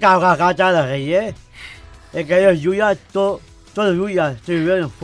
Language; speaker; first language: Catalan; non-native, local second language; Spanish